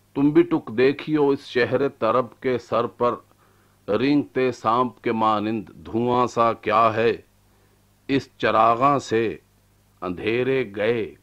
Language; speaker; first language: Urdu; non-native, local second language; Punjabi